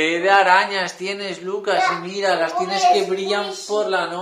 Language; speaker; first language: Spanish; native; Spanish